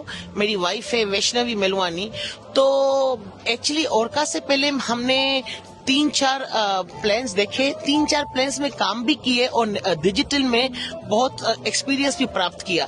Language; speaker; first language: Hindi; native; Hindi